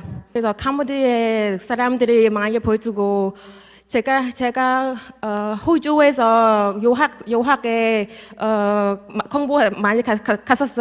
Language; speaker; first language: Korean; non-native, learner; Khmer